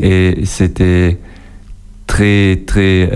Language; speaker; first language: French; non-native, learner; German